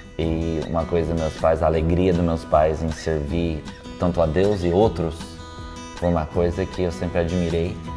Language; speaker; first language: Portuguese; non-native, local second language; English